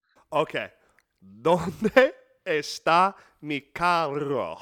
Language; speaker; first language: Spanish; non-native, learner; English